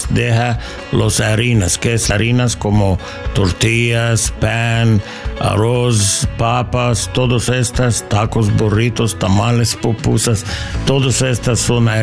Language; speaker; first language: Spanish; non-native, learner; English